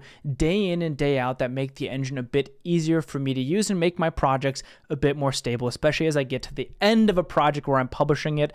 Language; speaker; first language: English; native; English